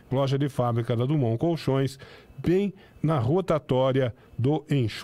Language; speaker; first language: Portuguese; native; Portuguese